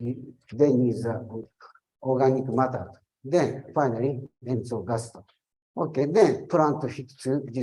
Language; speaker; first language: English; non-native, learner; Japanese